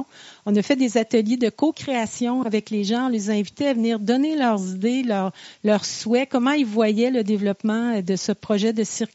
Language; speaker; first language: French; native; French